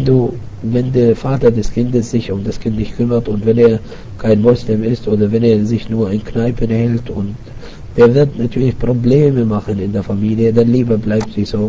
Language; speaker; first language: German; non-native, fluent; Arabic